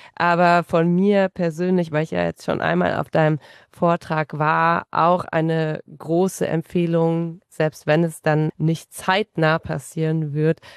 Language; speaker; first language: German; native; German